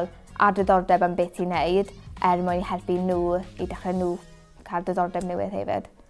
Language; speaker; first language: Welsh; native; Welsh